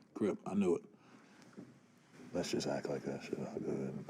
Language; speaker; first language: English; native; English